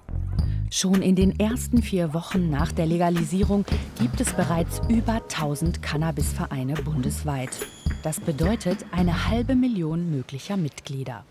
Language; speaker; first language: German; native; German